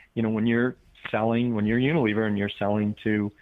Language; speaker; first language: English; native; English